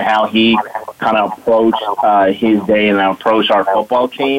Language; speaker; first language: English; native; English